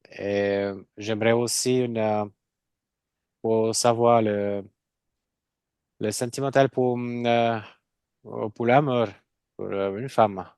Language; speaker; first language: French; non-native, learner; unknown